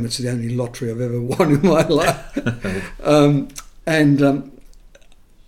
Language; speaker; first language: English; non-native, local second language; Estonian